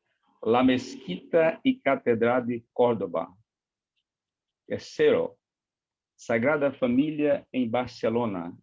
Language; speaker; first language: Spanish; non-native, learner; Portuguese